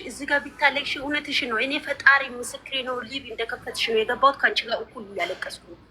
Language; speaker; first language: Amharic; native; Amharic